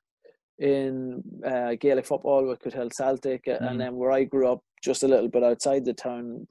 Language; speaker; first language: English; native; English